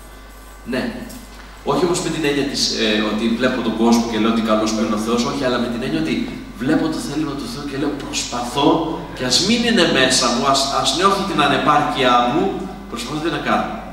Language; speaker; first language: Greek; native; Greek